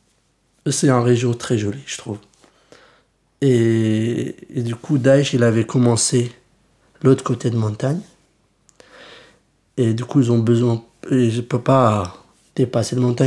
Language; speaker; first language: French; early bilingual, other home language; Kurdish